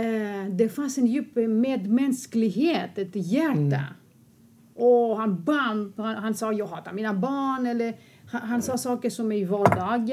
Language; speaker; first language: Swedish; non-native, fluent; Greek